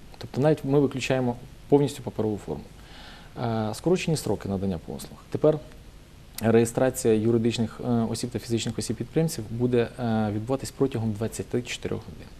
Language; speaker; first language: Ukrainian; native; Ukrainian